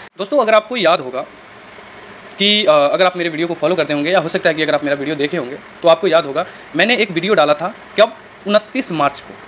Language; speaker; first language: Hindi; native; Hindi